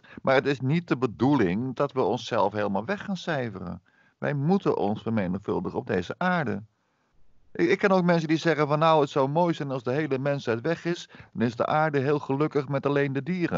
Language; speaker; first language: Dutch; native; Dutch